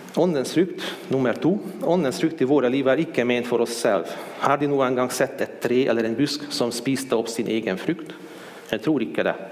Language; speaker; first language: Swedish; non-native, fluent; Hungarian